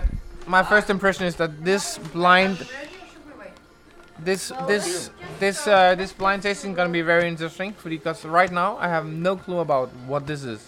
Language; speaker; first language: English; non-native, fluent; Danish